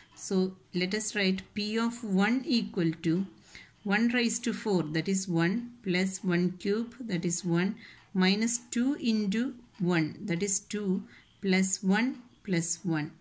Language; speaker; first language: English; non-native, local second language; Malayalam